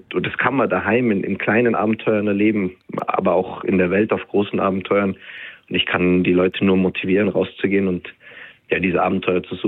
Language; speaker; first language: German; native; German